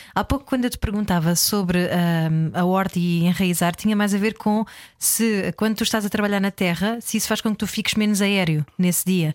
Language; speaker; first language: Portuguese; native; Portuguese